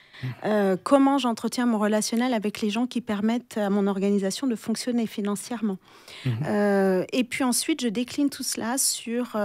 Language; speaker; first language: French; native; French